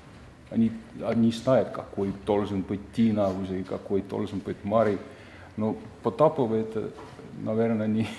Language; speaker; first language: Russian; non-native, fluent; Estonian